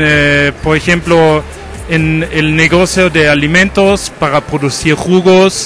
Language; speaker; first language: Spanish; non-native, fluent; German